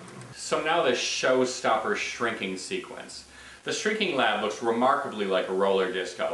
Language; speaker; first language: English; native; English